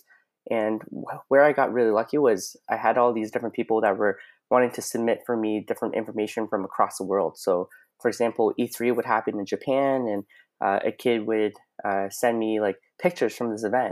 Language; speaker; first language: English; native; English